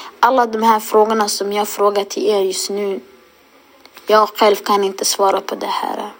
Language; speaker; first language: Swedish; non-native, local second language; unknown